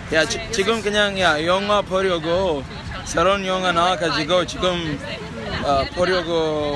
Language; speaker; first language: Korean; non-native, fluent; Swahili